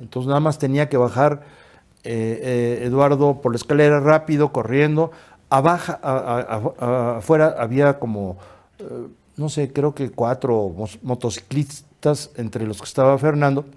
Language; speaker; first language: Spanish; native; Spanish